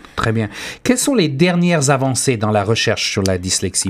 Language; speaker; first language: French; native; French